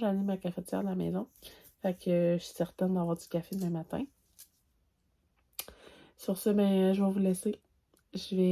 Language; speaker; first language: French; native; French